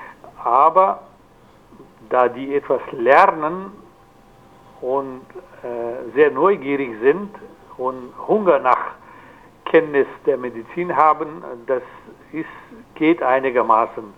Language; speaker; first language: German; non-native, fluent; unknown